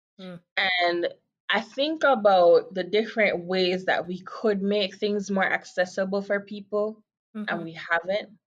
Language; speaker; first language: English; native; English